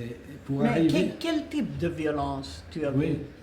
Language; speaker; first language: French; non-native, fluent; Spanish